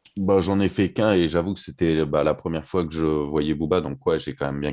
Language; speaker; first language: French; native; French